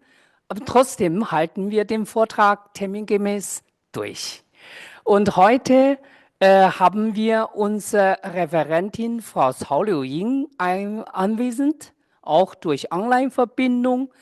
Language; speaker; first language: German; non-native, fluent; Chinese